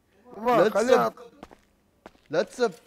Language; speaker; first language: Arabic; non-native, learner; Urdu